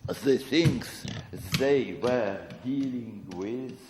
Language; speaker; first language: English; non-native, fluent; Russian